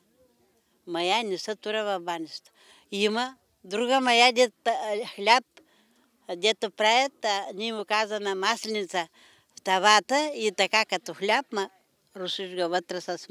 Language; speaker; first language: Bulgarian; native; Bulgarian